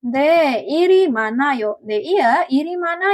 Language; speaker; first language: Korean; non-native, fluent; Indonesian